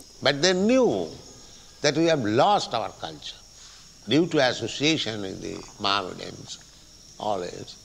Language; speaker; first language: English; non-native, local second language; Bangla